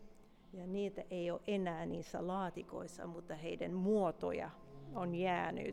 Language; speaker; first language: Finnish; non-native, fluent; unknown